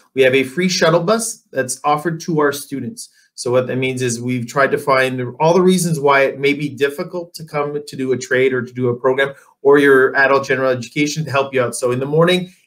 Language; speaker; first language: English; native; English